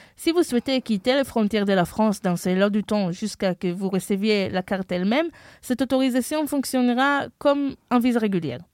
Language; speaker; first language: French; non-native, fluent; Hebrew